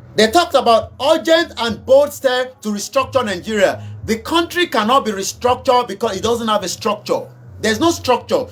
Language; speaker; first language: English; non-native, local second language; Yoruba